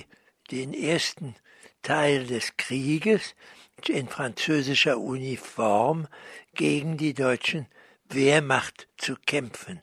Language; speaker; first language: German; early bilingual, heritage; German